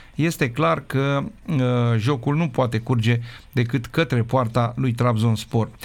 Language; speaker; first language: Romanian; native; Romanian